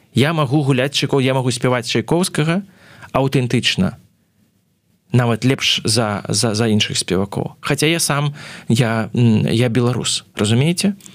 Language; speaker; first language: Belarusian; non-native, local second language; Russian